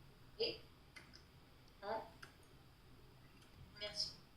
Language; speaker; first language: French; non-native, learner; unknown